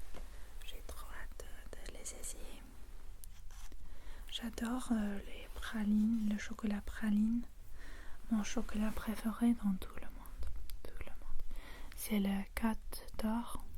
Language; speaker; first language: French; non-native, fluent; English